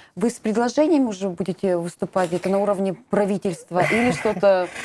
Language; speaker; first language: Russian; native; Russian